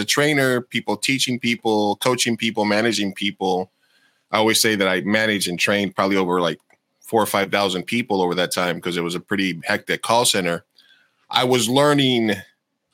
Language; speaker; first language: English; native; English